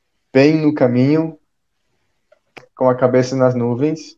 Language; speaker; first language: Portuguese; non-native, fluent; English